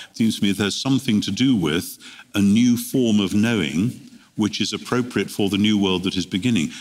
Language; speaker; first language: English; native; English